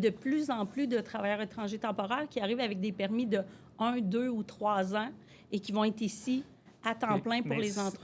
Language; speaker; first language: French; native; French